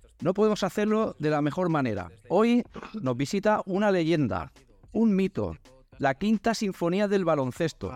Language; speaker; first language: Spanish; native; Spanish